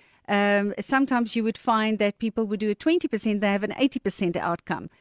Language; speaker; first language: English; non-native, local second language; Afrikaans